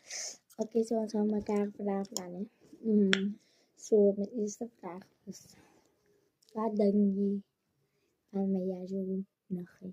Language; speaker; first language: Dutch; non-native, learner; Afrikaans